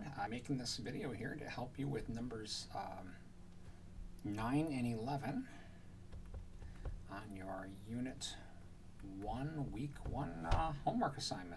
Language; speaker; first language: English; native; English